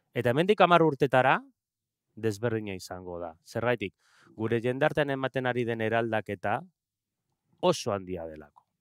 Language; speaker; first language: Basque; non-native, local second language; Spanish